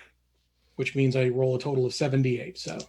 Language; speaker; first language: English; native; English